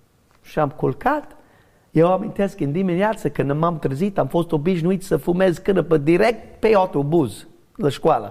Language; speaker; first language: Romanian; non-native, learner; English